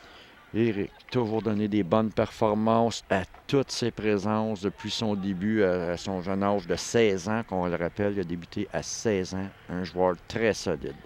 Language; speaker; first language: French; native; French